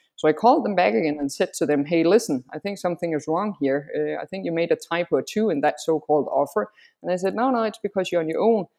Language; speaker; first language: English; non-native, fluent; Danish